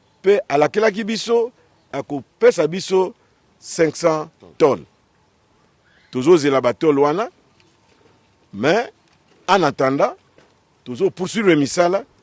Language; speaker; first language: Lingala; native; Lingala